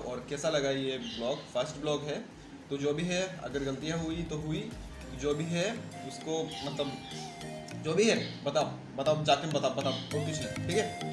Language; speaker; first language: Hindi; non-native, local second language; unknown